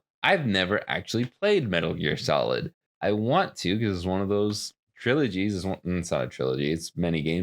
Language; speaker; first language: English; native; English